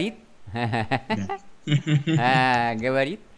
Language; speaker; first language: Russian; non-native, fluent; Vietnamese